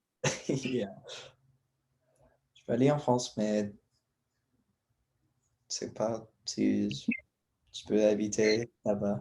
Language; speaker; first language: French; non-native, learner; English